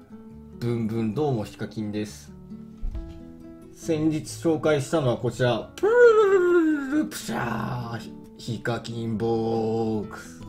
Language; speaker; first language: Japanese; native; Japanese